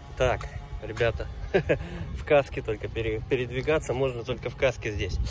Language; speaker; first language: Russian; native; Russian